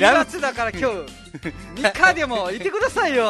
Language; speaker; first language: Japanese; non-native, fluent; Nepali